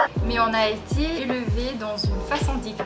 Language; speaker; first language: French; early bilingual, heritage; Cantonese